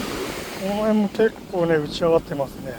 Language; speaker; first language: Japanese; native; Japanese